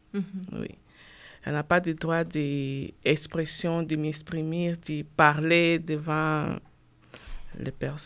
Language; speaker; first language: French; non-native, learner; Portuguese